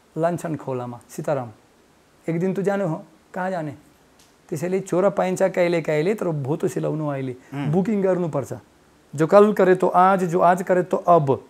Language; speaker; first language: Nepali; non-native, fluent; Russian